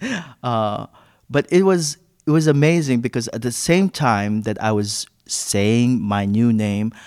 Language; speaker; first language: English; non-native, local second language; Filipino